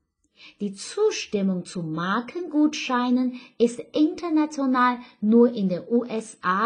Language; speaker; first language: German; non-native, fluent; Chinese